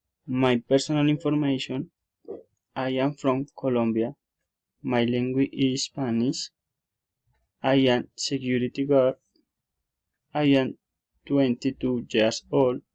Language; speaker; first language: English; non-native, learner; Spanish